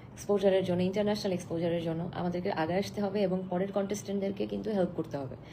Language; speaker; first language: Bangla; native; Bangla